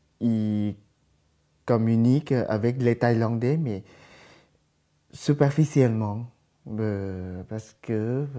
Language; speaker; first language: French; non-native, fluent; Thai